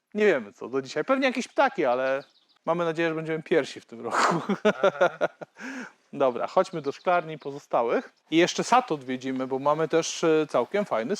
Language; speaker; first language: Polish; native; Polish